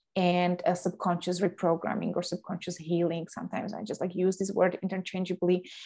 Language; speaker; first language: English; non-native, fluent; Slovak